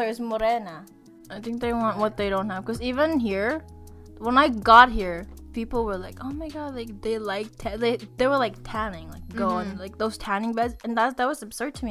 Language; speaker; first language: English; non-native, local second language; Filipino